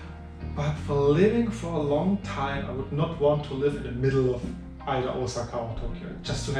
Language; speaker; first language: English; non-native, fluent; German